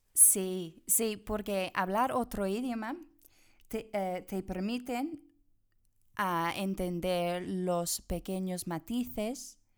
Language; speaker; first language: Spanish; non-native, fluent; English